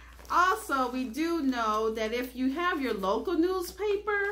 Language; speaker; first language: English; native; English